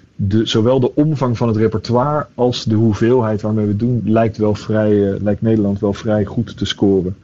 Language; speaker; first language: Dutch; native; Dutch